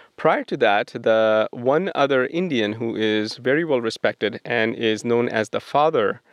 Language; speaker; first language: English; non-native, local second language; Bangla